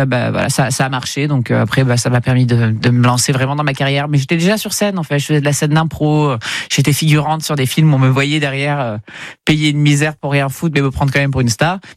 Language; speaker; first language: French; native; French